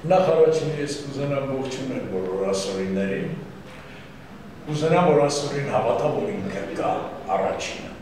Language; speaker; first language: Armenian; non-native, local second language; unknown